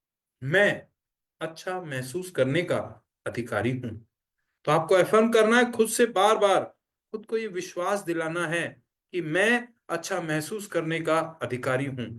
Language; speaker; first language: Hindi; native; Hindi